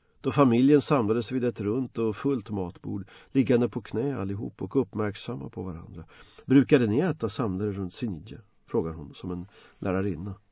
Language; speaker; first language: Swedish; non-native, fluent; Bosnian